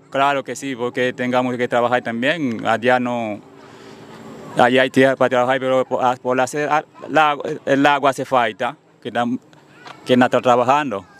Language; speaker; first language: Spanish; non-native, fluent; Haitian Creole